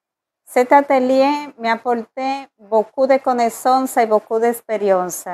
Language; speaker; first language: French; non-native, learner; Spanish